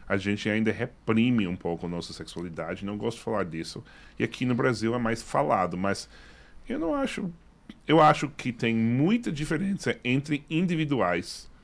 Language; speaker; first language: Portuguese; non-native, fluent; English